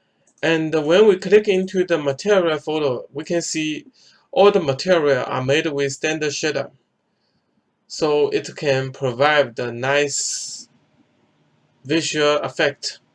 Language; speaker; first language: English; non-native, fluent; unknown